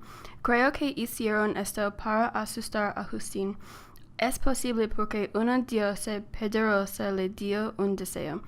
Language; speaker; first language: Spanish; non-native, learner; English